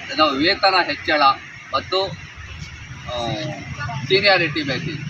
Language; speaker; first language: Kannada; native; Kannada